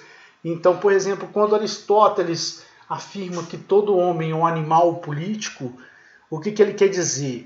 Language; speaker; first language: Portuguese; native; Portuguese